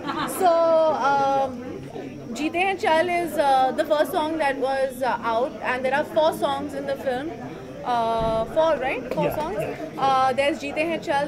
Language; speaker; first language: English; non-native, local second language; Hindi